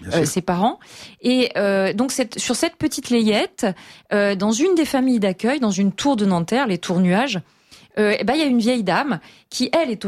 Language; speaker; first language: French; native; French